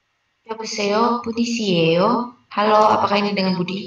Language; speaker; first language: Korean; non-native, learner; Indonesian